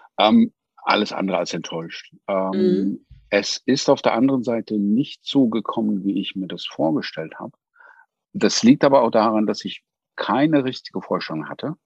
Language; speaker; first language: German; non-native, fluent; English